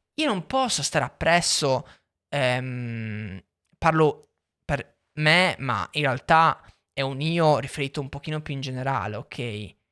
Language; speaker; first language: Italian; native; Italian